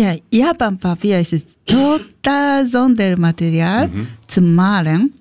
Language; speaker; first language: German; non-native, learner; Japanese